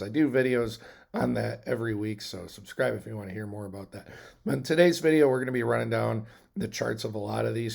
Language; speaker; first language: English; native; English